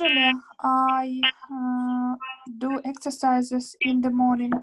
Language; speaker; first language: English; non-native, learner; Russian